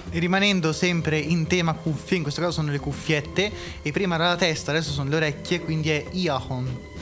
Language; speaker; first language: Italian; native; Italian